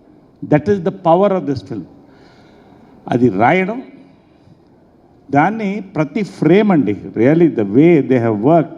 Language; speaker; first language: Telugu; native; Telugu